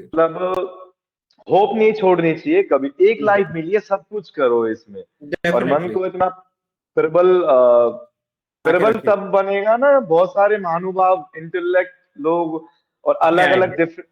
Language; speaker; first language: Hindi; native; Hindi